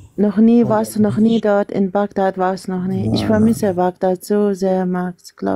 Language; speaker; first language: German; non-native, learner; Arabic